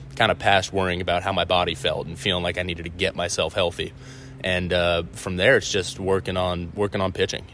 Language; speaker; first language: English; native; English